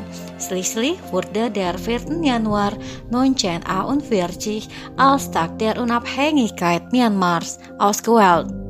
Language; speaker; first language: German; non-native, fluent; Indonesian